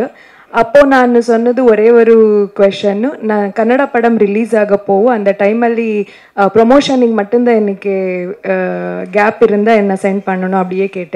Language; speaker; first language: Tamil; non-native, learner; Kannada